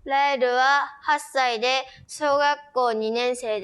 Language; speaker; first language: Japanese; early bilingual, other home language; Korean